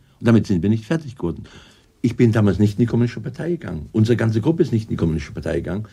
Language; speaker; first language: German; native; German